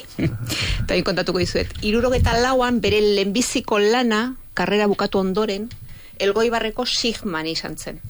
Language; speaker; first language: Basque; native; Basque